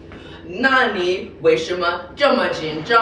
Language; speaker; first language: Chinese; non-native, learner; English